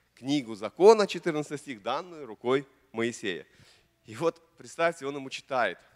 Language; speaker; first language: Russian; native; Russian